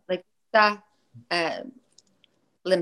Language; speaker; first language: Spanish; non-native, learner; English